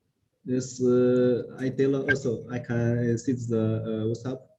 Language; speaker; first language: English; non-native, learner; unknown